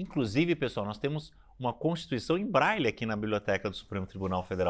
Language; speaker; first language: Portuguese; native; Portuguese